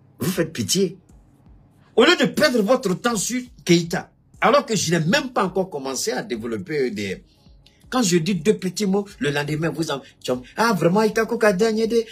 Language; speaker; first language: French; non-native, local second language; Bambara